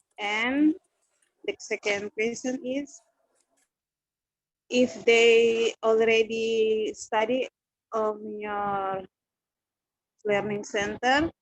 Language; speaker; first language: English; non-native, learner; Indonesian